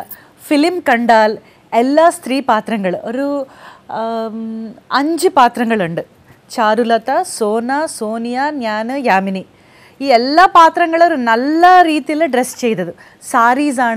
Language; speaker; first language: Malayalam; non-native, fluent; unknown